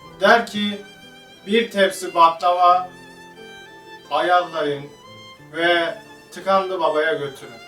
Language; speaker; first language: Turkish; native; Turkish